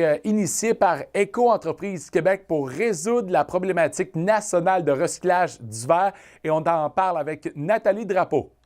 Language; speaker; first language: French; native; French